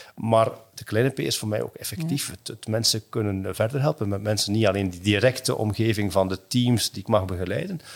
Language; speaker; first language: Dutch; native; Dutch